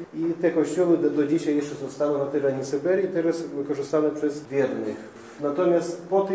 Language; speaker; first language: Polish; non-native, fluent; Russian